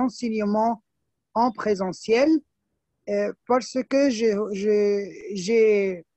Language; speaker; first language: French; non-native, fluent; Arabic